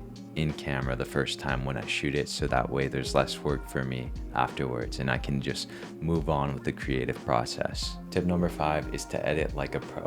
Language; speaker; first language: English; native; English